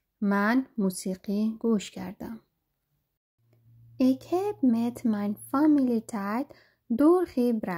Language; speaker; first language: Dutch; non-native, fluent; Persian